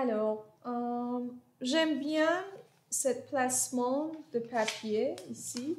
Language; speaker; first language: French; non-native, fluent; Persian